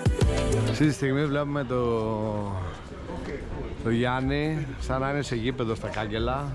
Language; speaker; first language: Greek; non-native, fluent; Turkish